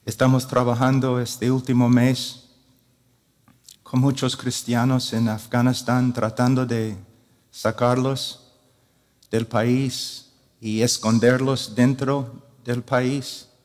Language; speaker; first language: Spanish; non-native, fluent; English